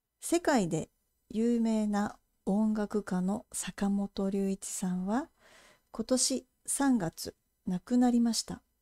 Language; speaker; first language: Japanese; native; Japanese